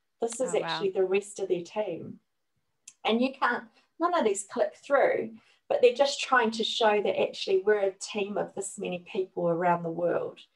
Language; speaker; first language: English; native; English